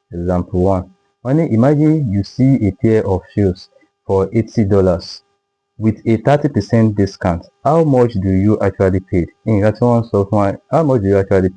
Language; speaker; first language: English; non-native, local second language; Yoruba